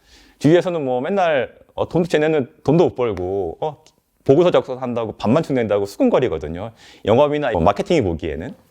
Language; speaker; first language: Korean; native; Korean